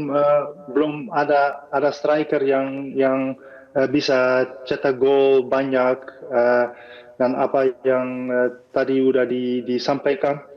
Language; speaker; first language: Indonesian; non-native, fluent; Dutch